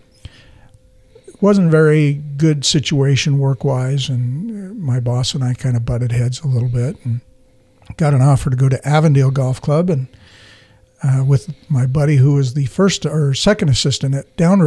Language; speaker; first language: English; native; English